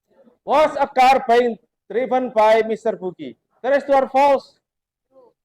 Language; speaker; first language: English; non-native, learner; Javanese